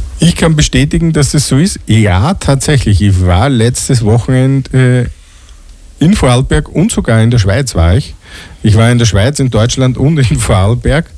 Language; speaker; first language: German; native; German